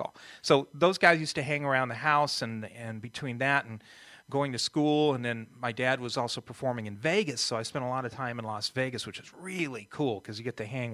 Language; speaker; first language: English; early bilingual, other home language; Italian